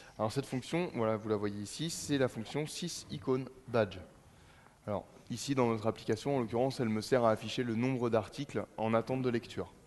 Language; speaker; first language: French; native; French